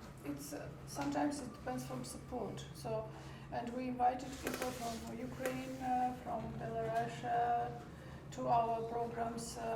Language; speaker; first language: English; non-native, learner; Armenian